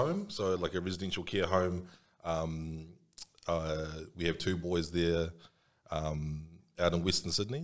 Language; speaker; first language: English; native; English